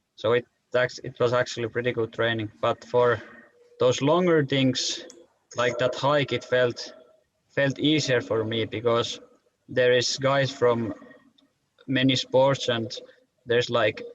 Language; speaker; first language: English; non-native, fluent; Finnish